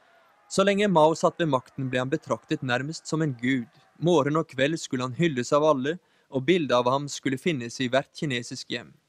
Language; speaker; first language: Norwegian; native; Norwegian